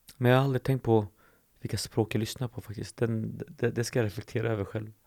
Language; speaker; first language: Swedish; early bilingual, other home language; Assyrian Neo-Aramaic